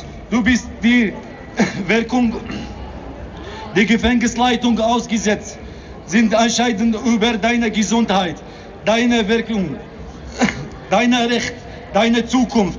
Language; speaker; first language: German; non-native, learner; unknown